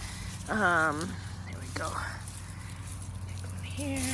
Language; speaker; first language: English; native; English